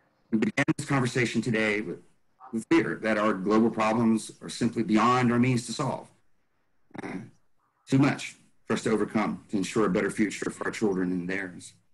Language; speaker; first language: English; native; English